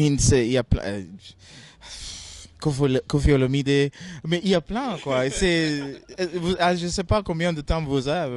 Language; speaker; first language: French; non-native, learner; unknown